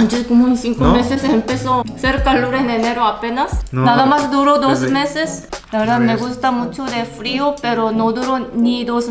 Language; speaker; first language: Spanish; non-native, fluent; Korean